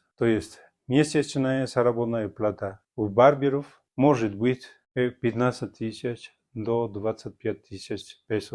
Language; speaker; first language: Russian; non-native, fluent; Spanish